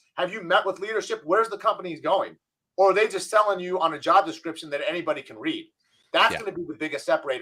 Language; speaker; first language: English; native; English